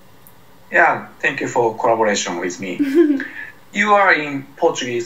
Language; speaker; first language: English; non-native, learner; Japanese